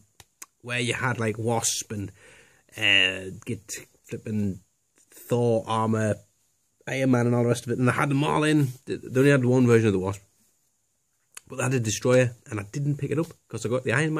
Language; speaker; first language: English; native; English